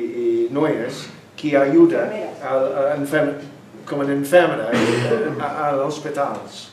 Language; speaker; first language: Spanish; non-native, learner; English